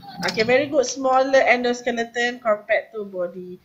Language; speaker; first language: English; non-native, local second language; Malay